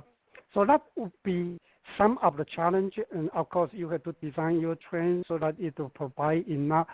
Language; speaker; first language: English; non-native, fluent; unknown